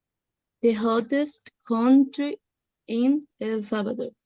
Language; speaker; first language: English; non-native, learner; Spanish